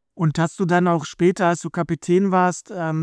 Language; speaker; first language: German; native; German